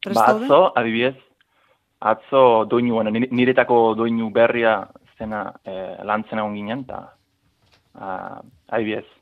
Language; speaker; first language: Basque; non-native, fluent; English